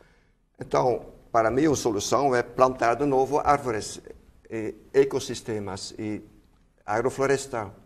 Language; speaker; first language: Portuguese; non-native, fluent; Dutch